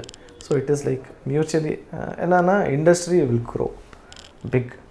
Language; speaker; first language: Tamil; non-native, learner; Kannada